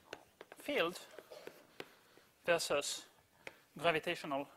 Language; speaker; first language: English; native; English